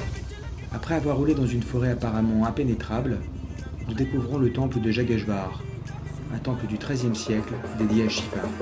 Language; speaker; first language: French; native; French